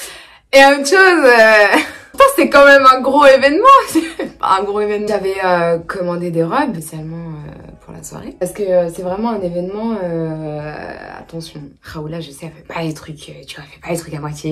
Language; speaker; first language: French; native; French